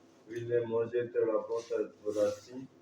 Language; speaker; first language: Russian; non-native, learner; Uzbek